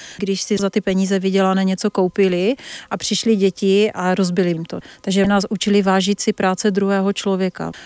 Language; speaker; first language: Czech; native; Czech